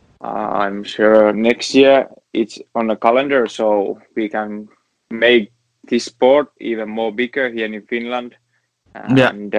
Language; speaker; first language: English; non-native, learner; Finnish